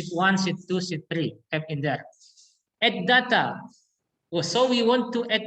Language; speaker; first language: English; non-native, learner; Indonesian